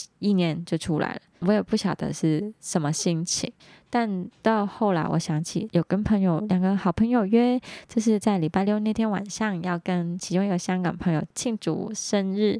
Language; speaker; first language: Chinese; non-native, local second language; Cantonese